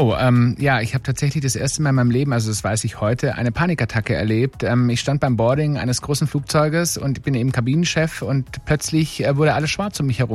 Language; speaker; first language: German; native; German